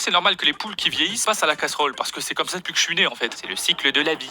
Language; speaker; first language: French; native; French